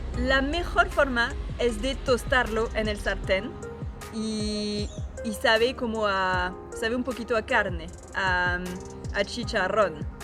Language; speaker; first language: Spanish; non-native, fluent; French